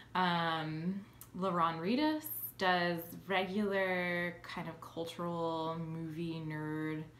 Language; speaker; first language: English; native; English